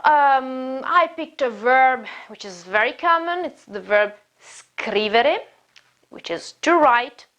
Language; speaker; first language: English; non-native, fluent; Italian